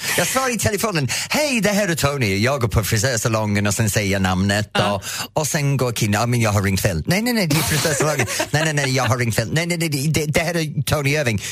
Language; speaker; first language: Swedish; non-native, fluent; English